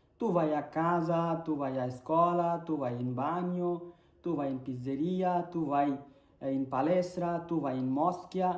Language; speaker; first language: Italian; non-native, learner; Bangla